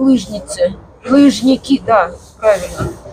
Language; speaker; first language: Russian; native; Russian